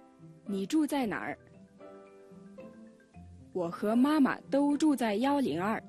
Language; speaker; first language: Chinese; non-native, fluent; Mongolian